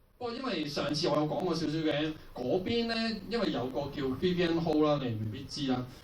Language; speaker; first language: Cantonese; native; Cantonese